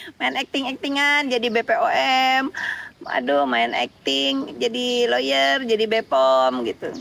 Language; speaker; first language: Indonesian; native; Indonesian